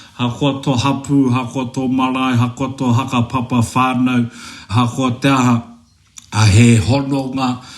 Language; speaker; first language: Māori; native; Māori